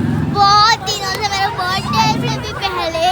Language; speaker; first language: Hindi; non-native, local second language; Gujarati